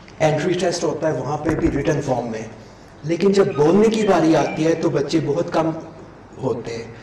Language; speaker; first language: Urdu; non-native, local second language; Punjabi